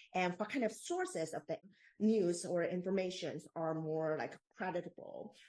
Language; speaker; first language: English; non-native, fluent; Chinese